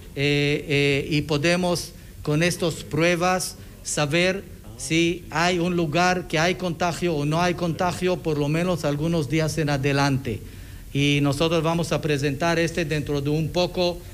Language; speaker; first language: Spanish; non-native, fluent; Hebrew